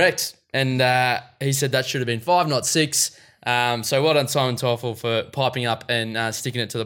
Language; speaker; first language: English; native; English